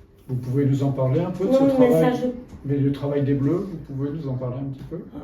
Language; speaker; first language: French; native; French